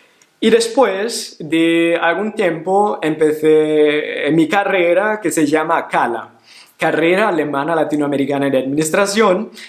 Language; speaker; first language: Spanish; non-native, fluent; Portuguese